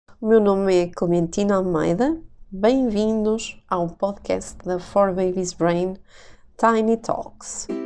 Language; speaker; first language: Portuguese; native; Portuguese